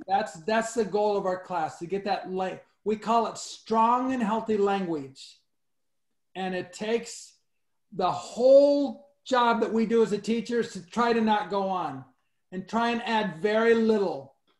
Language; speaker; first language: English; native; English